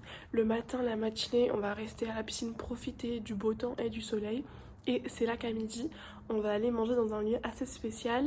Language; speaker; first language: French; native; French